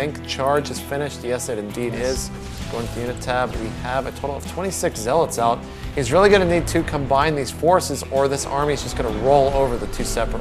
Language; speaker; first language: English; native; English